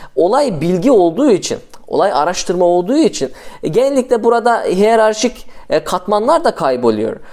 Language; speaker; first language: Turkish; early bilingual, heritage; Turkish